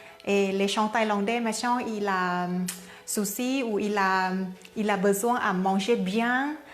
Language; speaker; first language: French; non-native, learner; Thai